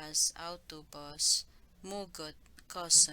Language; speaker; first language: Hungarian; non-native, learner; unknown